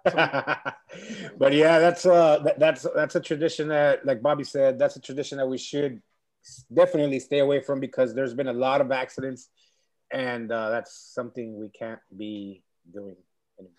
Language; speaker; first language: English; early bilingual, other home language; Spanish